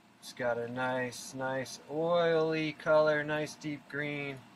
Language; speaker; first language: English; native; English